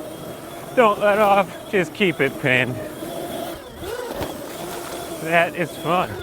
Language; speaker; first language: English; native; English